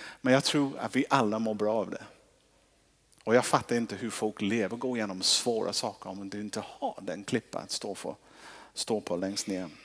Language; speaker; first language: Swedish; non-native, fluent; English